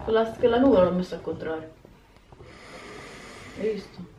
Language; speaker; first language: Italian; native; Italian